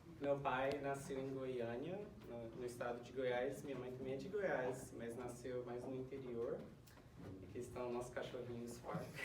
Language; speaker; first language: Portuguese; early bilingual, heritage; Portuguese